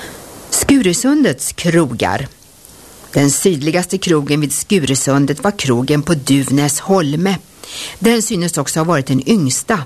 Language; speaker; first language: Swedish; native; Swedish